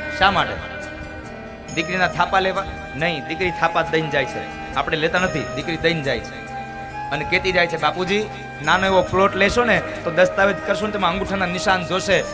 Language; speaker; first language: Gujarati; native; Gujarati